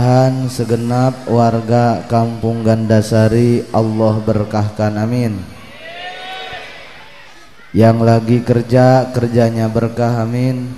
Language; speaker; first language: Indonesian; native; Indonesian